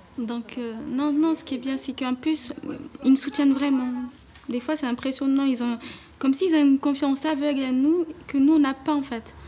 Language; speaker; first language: French; native; French